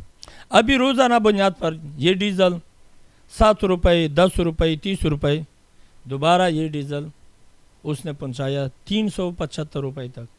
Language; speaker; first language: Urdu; non-native, local second language; Pashto